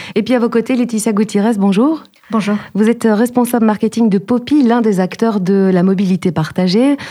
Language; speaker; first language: French; native; French